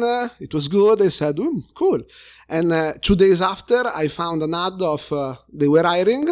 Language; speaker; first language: English; non-native, fluent; Italian